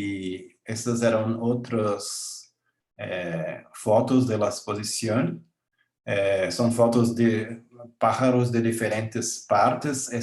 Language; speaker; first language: Spanish; non-native, learner; Portuguese